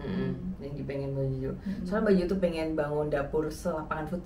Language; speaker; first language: Indonesian; native; Indonesian